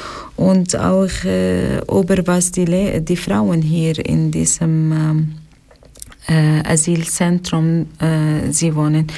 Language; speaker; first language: German; non-native, learner; Arabic